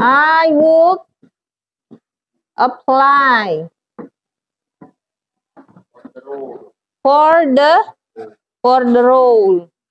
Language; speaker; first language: English; non-native, local second language; Indonesian